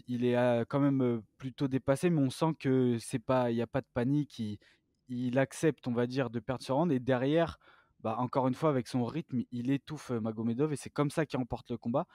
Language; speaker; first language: French; native; French